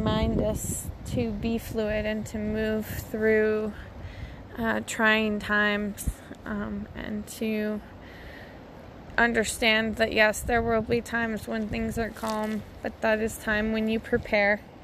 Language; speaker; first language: English; native; English